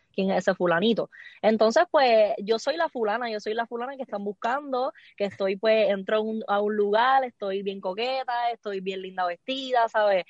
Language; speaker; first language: Spanish; native; Spanish